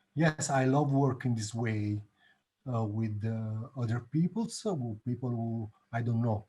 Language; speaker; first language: English; non-native, learner; Italian